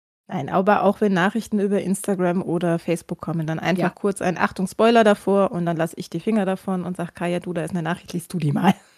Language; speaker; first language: German; native; German